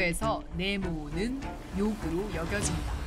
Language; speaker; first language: Korean; native; Korean